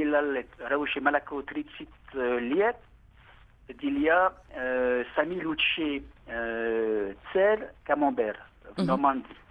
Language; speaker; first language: Russian; non-native, learner; French